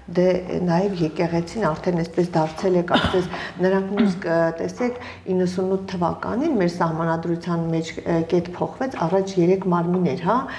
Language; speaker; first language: Armenian; native; Armenian